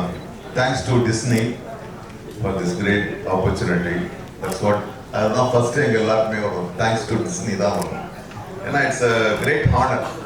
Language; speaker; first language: Tamil; native; Tamil